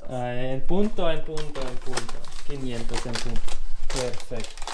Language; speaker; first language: Spanish; non-native, learner; German